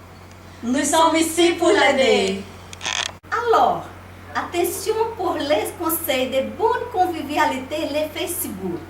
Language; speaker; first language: French; non-native, learner; Portuguese